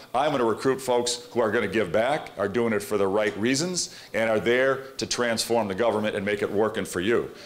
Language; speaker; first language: English; native; English